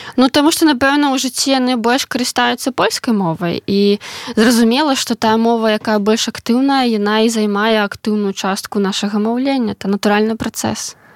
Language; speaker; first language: Belarusian; non-native, local second language; Russian